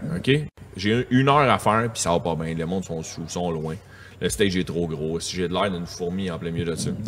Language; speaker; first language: French; native; French